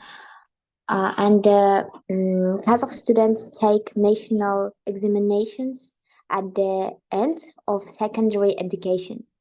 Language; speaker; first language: English; non-native, learner; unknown